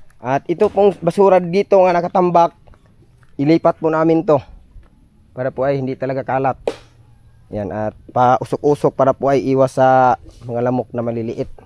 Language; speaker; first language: Filipino; non-native, local second language; Cebuano